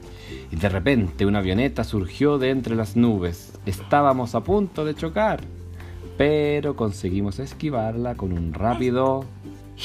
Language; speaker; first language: Spanish; native; Spanish